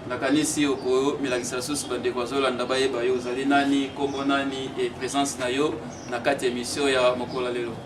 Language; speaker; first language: Lingala; non-native, local second language; Kongo